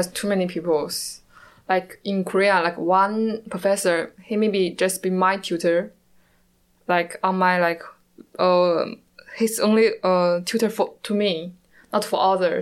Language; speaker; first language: English; non-native, learner; Chinese